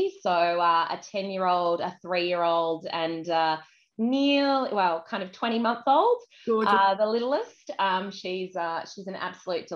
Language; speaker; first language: English; native; English